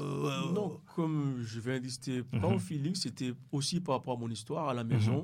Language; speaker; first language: French; non-native, local second language; Lingala